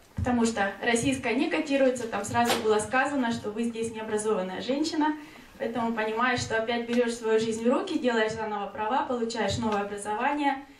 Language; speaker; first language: Russian; native; Russian